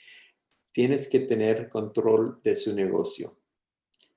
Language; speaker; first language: Spanish; early bilingual, heritage; English